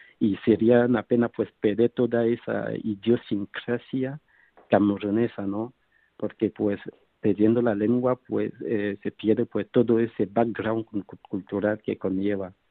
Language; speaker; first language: Spanish; non-native, fluent; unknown